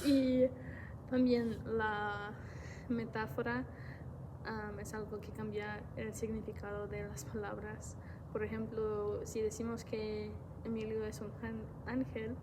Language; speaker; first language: Spanish; non-native, fluent; English